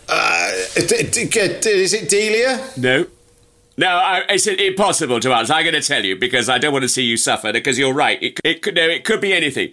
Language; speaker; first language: English; native; English